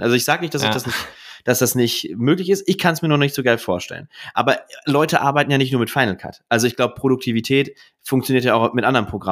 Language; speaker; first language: German; native; German